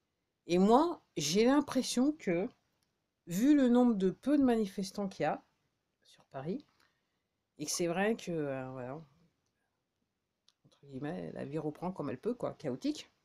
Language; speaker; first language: French; native; French